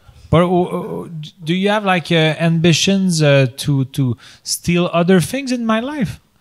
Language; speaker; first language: English; non-native, fluent; French